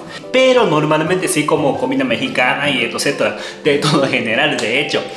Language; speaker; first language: Spanish; non-native, learner; Japanese